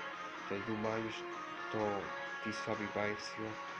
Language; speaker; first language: Russian; non-native, learner; Spanish